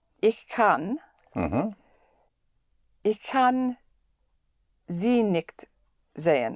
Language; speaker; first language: German; non-native, learner; English